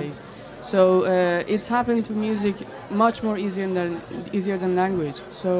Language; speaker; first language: English; non-native, fluent; Persian